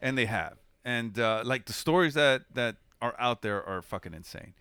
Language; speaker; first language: English; early bilingual, other home language; Spanish